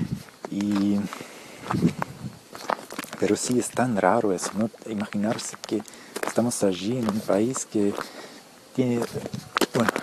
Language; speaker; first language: Spanish; early bilingual, heritage; Spanish